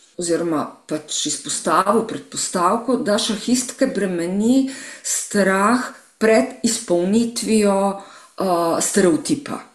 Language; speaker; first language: Slovenian; native; Slovenian